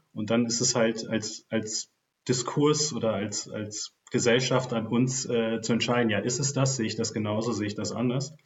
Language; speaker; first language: German; native; German